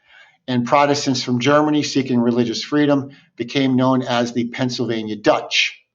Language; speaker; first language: English; native; English